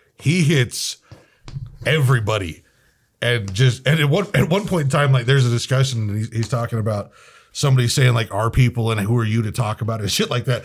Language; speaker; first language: English; native; English